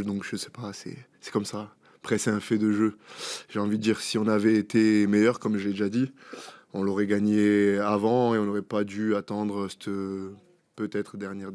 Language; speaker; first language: French; native; French